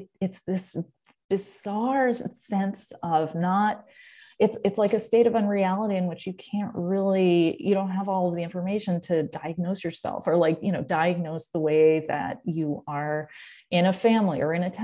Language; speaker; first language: English; native; English